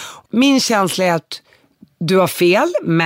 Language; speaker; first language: Swedish; native; Swedish